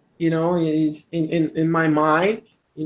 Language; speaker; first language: English; non-native, learner; Portuguese